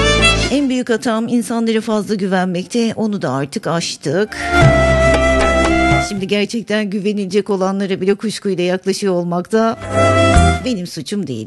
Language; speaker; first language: Turkish; native; Turkish